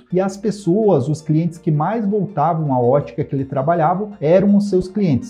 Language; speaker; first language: Portuguese; native; Portuguese